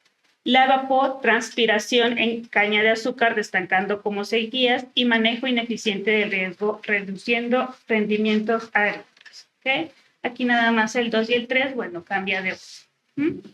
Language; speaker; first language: Spanish; native; Spanish